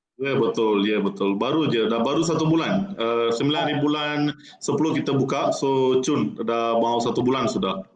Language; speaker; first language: Malay; non-native, local second language; Tamil